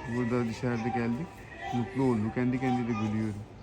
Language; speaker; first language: Turkish; non-native, learner; Urdu